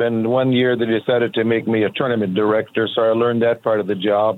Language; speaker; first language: English; native; English